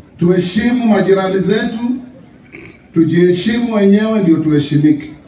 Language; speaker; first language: Swahili; non-native, local second language; Luyia